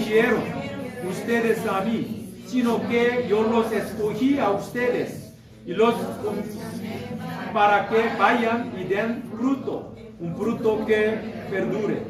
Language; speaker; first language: Spanish; non-native, fluent; Korean